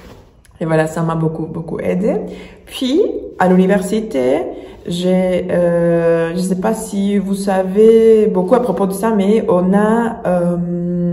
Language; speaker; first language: French; non-native, fluent; Spanish